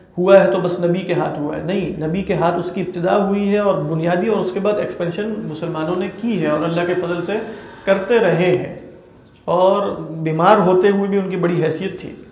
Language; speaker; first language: Urdu; native; Urdu